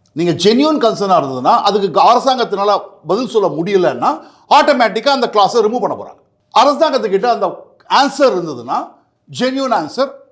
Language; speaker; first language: Tamil; native; Tamil